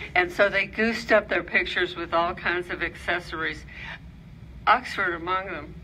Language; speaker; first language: English; native; English